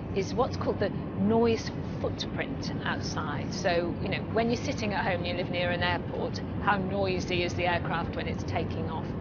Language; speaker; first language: English; native; English